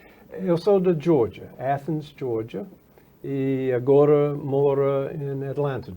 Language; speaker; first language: Portuguese; non-native, fluent; English